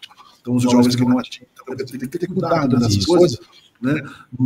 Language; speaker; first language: Portuguese; native; Portuguese